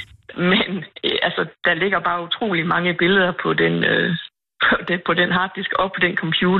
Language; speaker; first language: Danish; native; Danish